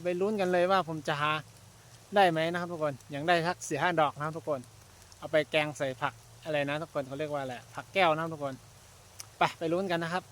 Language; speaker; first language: Thai; non-native, local second language; Shan